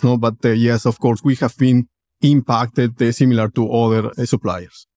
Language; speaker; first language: English; non-native, fluent; Spanish